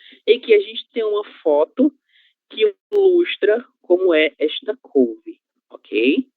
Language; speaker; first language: Portuguese; native; Portuguese